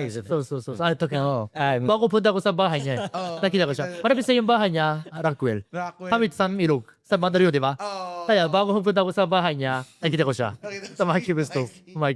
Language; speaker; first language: Filipino; non-native, fluent; Japanese